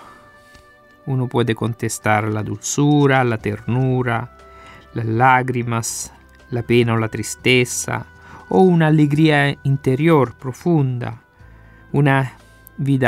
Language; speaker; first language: Spanish; non-native, fluent; Italian